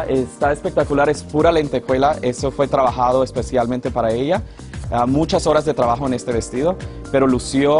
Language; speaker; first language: Spanish; early bilingual, heritage; Spanish